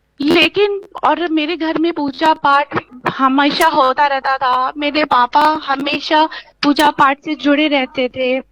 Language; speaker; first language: Hindi; native; Hindi